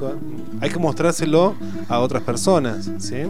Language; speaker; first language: Spanish; native; Spanish